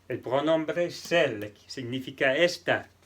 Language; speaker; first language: Spanish; non-native, fluent; French